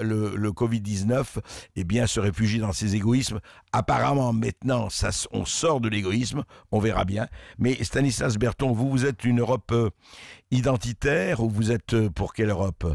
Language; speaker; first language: French; native; French